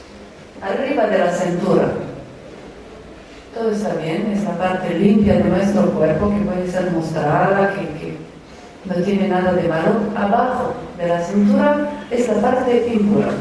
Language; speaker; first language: Spanish; non-native, fluent; Romanian